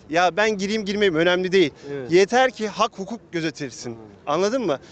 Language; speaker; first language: Turkish; native; Turkish